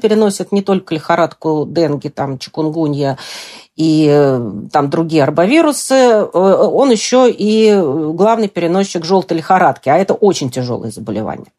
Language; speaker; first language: Russian; native; Russian